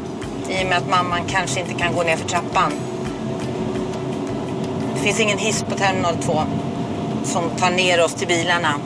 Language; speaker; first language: Swedish; native; Swedish